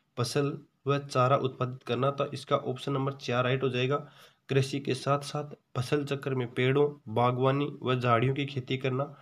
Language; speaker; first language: Hindi; native; Hindi